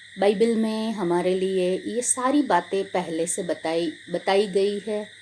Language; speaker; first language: Hindi; non-native, local second language; Gujarati